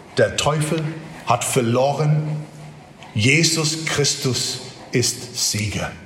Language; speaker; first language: German; non-native, fluent; English